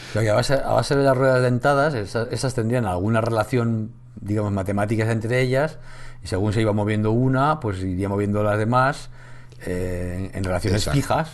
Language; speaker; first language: Spanish; native; Spanish